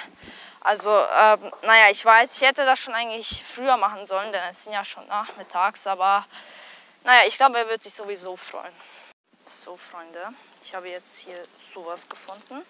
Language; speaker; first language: German; early bilingual, other home language; Hungarian